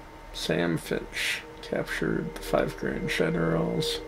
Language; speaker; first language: English; native; English